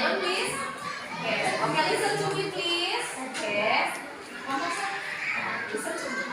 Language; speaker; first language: English; non-native, learner; Indonesian